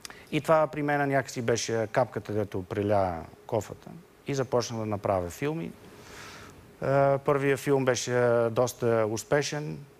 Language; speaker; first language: Bulgarian; non-native, fluent; Dutch